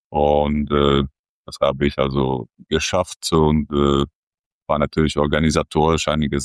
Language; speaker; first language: German; non-native, fluent; Croatian